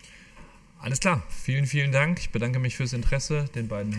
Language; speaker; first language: German; native; German